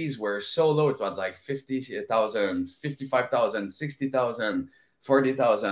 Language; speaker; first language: English; non-native, fluent; French